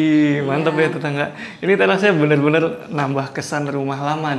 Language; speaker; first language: Indonesian; native; Indonesian